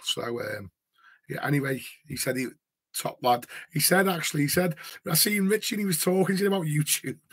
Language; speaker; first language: English; native; English